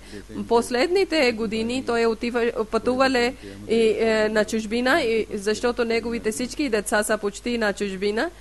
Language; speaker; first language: Bulgarian; non-native, learner; Urdu